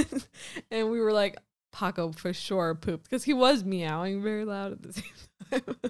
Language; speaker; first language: English; native; English